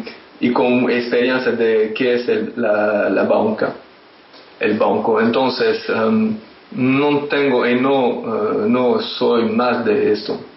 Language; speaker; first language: Spanish; non-native, fluent; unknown